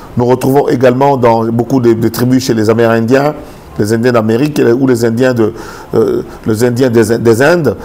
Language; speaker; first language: French; non-native, local second language; Lingala